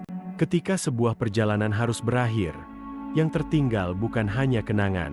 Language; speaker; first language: Indonesian; native; Indonesian